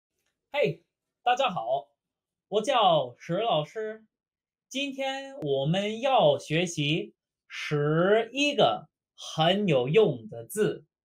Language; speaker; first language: Chinese; non-native, fluent; English